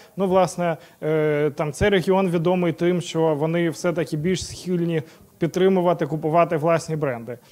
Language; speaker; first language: Ukrainian; non-native, local second language; Russian